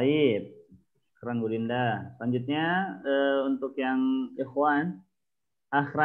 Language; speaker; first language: Indonesian; native; Indonesian